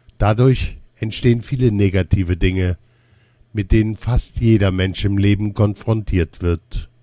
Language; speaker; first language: German; early bilingual, other home language; Russian